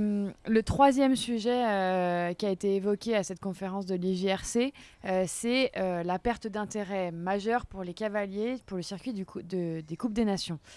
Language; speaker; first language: French; native; French